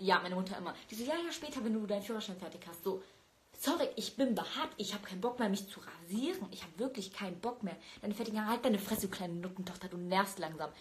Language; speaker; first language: German; early bilingual, other home language; Turkish